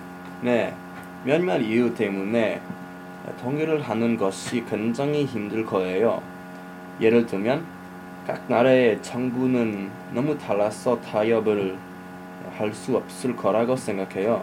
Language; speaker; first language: Korean; non-native, learner; English